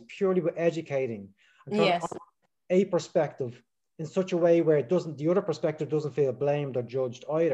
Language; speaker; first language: English; native; English